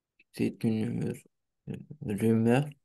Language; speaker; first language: French; non-native, learner; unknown